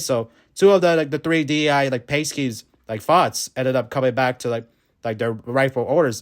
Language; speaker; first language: English; native; English